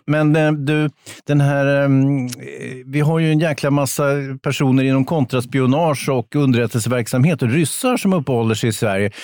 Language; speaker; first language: Swedish; native; Swedish